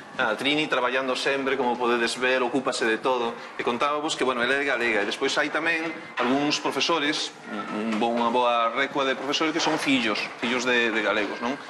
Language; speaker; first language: Galician; native; Galician